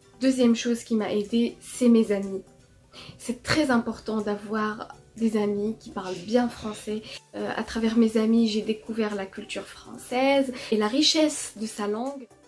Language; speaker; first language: French; non-native, local second language; Arabic